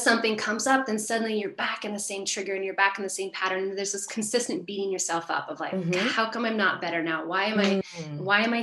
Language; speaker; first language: English; native; English